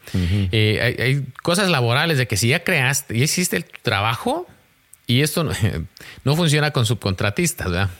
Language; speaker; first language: Spanish; early bilingual, heritage; Spanish